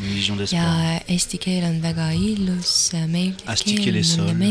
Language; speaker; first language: Estonian; non-native, learner; French